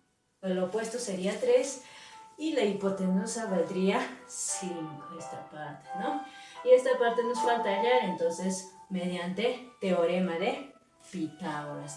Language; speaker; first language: Spanish; native; Spanish